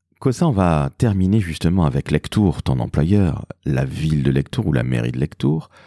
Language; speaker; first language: French; native; French